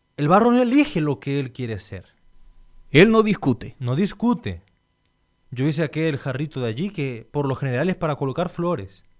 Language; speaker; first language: Spanish; non-native, fluent; Portuguese